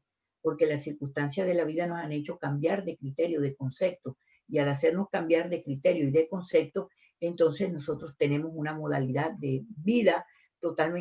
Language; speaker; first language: Spanish; native; Spanish